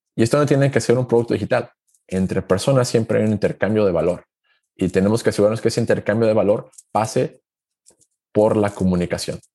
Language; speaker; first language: Spanish; native; Spanish